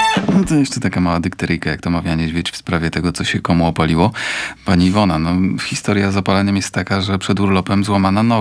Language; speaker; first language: Polish; native; Polish